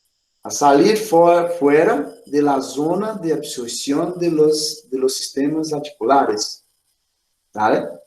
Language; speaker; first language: Spanish; non-native, fluent; Portuguese